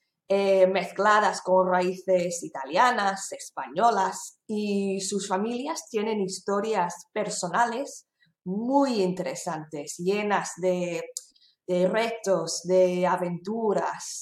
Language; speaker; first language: Spanish; non-native, fluent; English